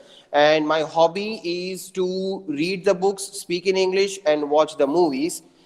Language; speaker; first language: English; non-native, local second language; Gujarati